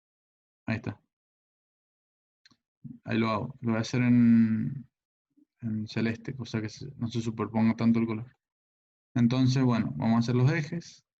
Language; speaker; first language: Spanish; native; Spanish